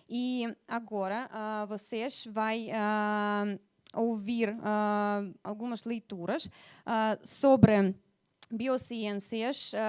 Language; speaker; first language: Portuguese; non-native, fluent; Russian